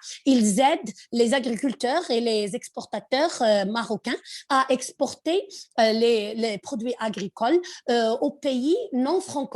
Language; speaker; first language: French; non-native, local second language; Arabic